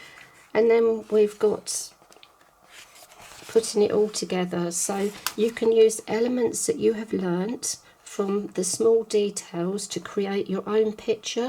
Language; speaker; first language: English; native; English